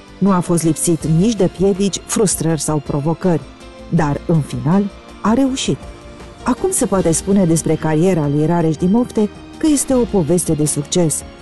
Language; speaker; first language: Romanian; native; Romanian